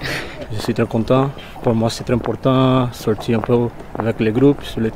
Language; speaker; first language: French; non-native, learner; Portuguese